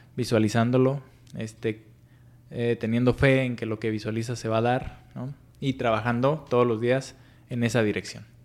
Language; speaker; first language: Spanish; native; Spanish